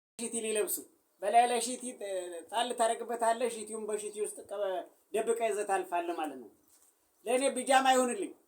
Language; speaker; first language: Amharic; native; Amharic